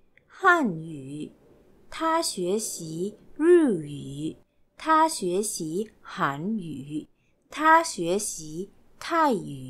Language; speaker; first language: Chinese; non-native, fluent; Thai